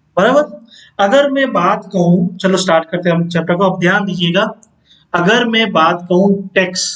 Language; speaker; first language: Hindi; non-native, local second language; Gujarati